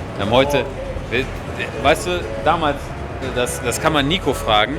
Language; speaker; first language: German; native; German